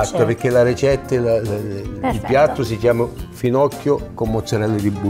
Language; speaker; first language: Italian; early bilingual, heritage; Italian